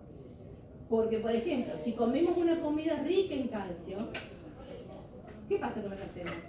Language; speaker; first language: Spanish; native; Spanish